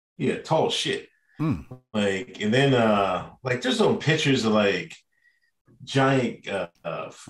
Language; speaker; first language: English; native; English